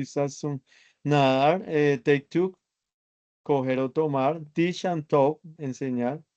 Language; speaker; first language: English; non-native, learner; Spanish